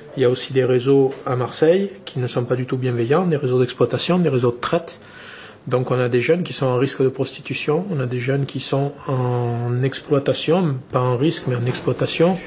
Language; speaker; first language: French; native; French